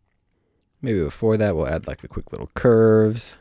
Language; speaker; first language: English; native; English